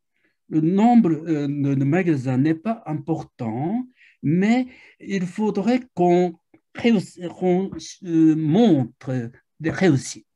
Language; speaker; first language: French; non-native, fluent; Japanese